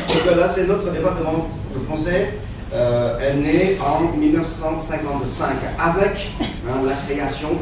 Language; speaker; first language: French; non-native, fluent; Vietnamese